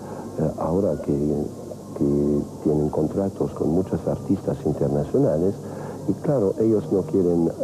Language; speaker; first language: Spanish; non-native, fluent; French